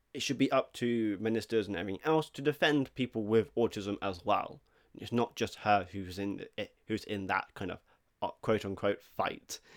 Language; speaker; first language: English; native; English